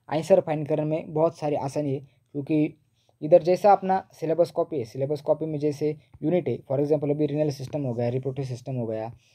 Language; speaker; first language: Hindi; non-native, local second language; Marathi